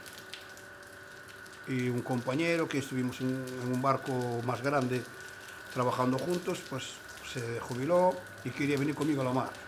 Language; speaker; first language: Spanish; native; Spanish